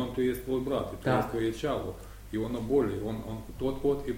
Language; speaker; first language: Polish; non-native, learner; Ukrainian